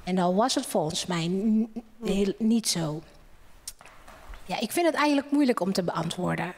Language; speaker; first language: Dutch; non-native, fluent; Indonesian